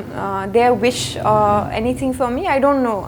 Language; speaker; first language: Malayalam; non-native, fluent; French